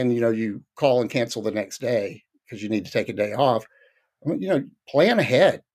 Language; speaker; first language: English; native; English